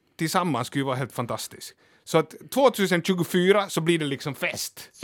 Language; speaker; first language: Swedish; native; Swedish